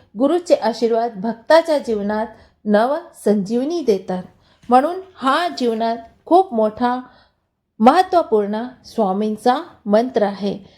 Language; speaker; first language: Marathi; non-native, local second language; Hindi